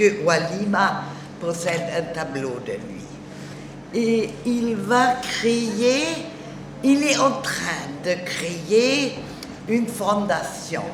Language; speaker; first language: French; non-native, learner; German